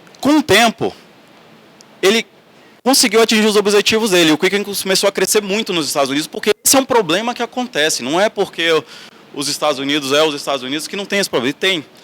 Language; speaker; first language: Portuguese; native; Portuguese